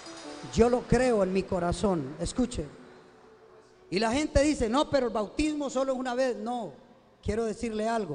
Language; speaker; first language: Spanish; native; Spanish